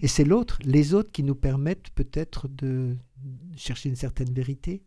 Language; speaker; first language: French; native; French